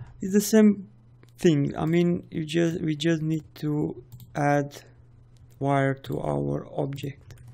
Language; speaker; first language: English; non-native, fluent; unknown